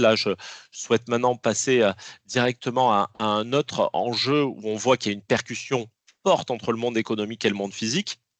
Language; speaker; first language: French; native; French